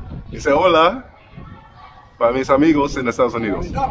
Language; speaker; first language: Spanish; non-native, learner; English